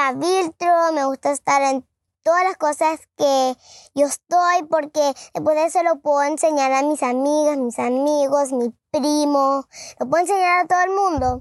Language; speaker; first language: Spanish; early bilingual, heritage; Spanish